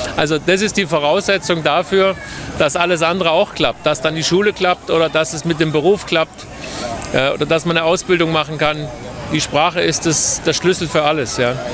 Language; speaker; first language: German; native; German